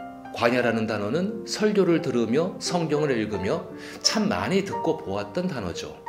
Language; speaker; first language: Korean; native; Korean